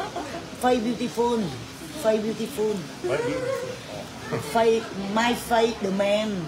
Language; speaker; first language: English; non-native, learner; Vietnamese